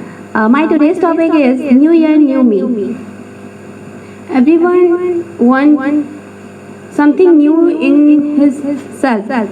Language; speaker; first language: English; non-native, learner; Hindi